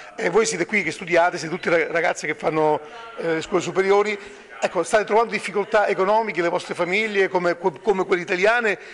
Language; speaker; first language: Italian; native; Italian